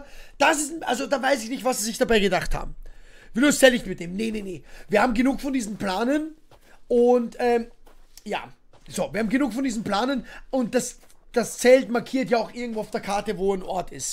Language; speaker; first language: German; native; German